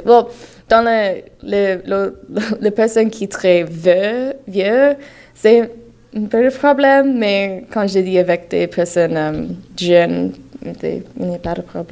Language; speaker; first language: French; non-native, learner; English